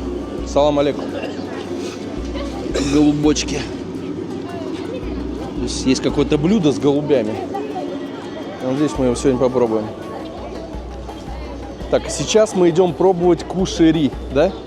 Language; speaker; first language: Russian; native; Russian